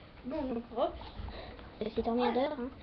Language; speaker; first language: French; native; French